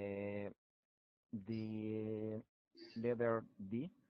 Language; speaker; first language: English; non-native, learner; Spanish